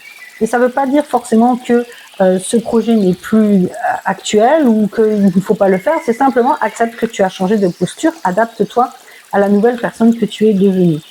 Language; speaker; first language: French; native; French